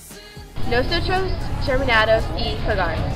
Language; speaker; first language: Spanish; non-native, learner; English